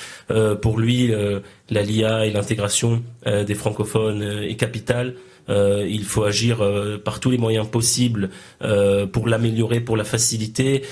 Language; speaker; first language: French; native; French